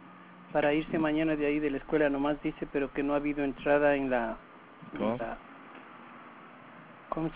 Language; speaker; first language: Spanish; native; Spanish